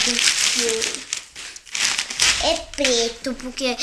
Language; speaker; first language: Portuguese; early bilingual, heritage; Portuguese